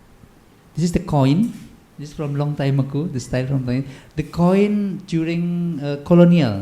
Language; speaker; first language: English; non-native, learner; Indonesian